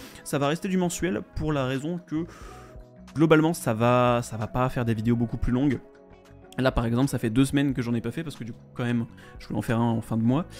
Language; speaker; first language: French; native; French